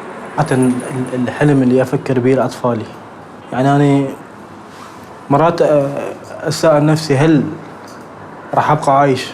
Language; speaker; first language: Arabic; native; Arabic